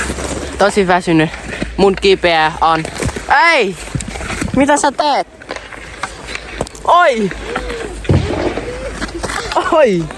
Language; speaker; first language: Finnish; non-native, learner; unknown